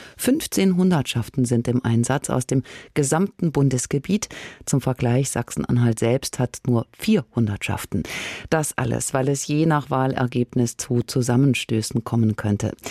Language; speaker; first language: German; native; German